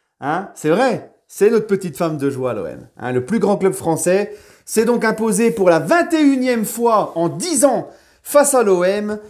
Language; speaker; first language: French; native; French